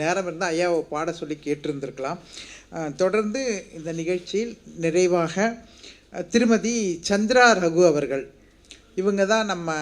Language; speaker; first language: Tamil; native; Tamil